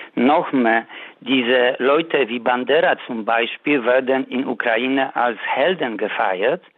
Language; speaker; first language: German; non-native, fluent; Polish